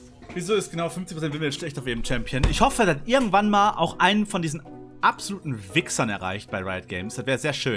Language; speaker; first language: German; native; German